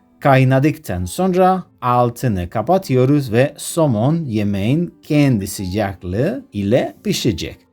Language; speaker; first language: Turkish; non-native, learner; Spanish